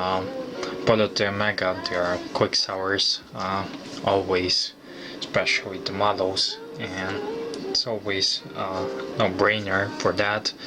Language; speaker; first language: English; non-native, fluent; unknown